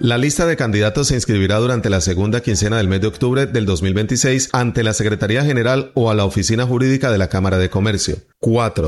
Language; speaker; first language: Spanish; native; Spanish